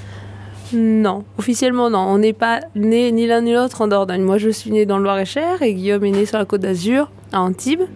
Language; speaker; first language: French; native; French